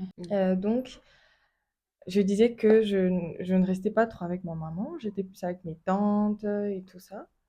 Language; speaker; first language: French; non-native, local second language; Lingala